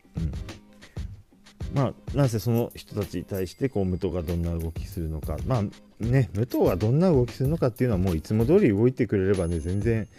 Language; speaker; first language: Japanese; native; Japanese